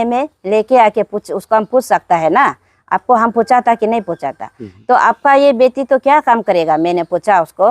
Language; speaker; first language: Hindi; non-native, local second language; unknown